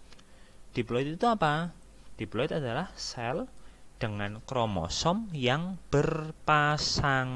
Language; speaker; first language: Indonesian; native; Indonesian